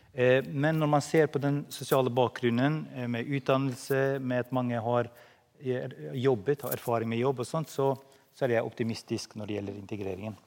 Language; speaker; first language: Norwegian; non-native, fluent; Albanian